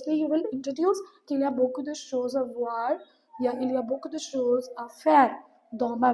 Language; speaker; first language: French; non-native, learner; Hindi